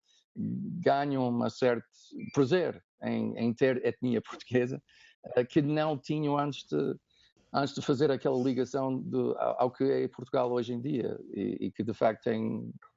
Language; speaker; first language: Portuguese; non-native, fluent; English